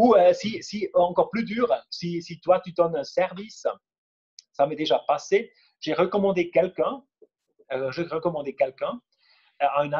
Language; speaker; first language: French; non-native, fluent; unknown